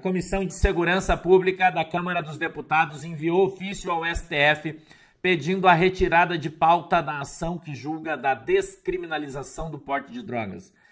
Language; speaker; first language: Portuguese; native; Portuguese